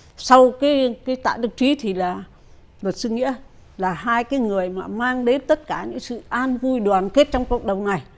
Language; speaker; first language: Vietnamese; native; Vietnamese